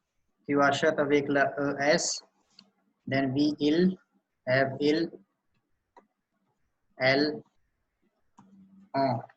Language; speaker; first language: French; non-native, learner; Hindi